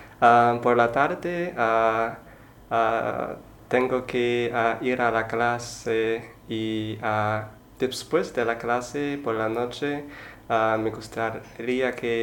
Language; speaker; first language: Spanish; non-native, learner; Chinese